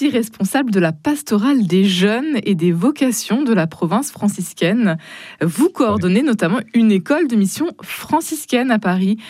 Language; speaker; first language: French; native; French